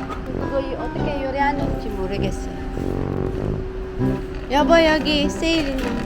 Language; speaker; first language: Korean; non-native, learner; Filipino